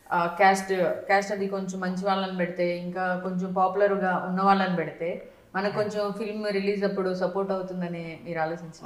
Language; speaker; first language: Telugu; native; Telugu